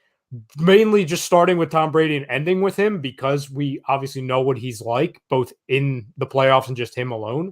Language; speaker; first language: English; native; English